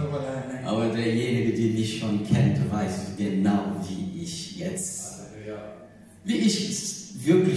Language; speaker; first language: German; non-native, learner; Portuguese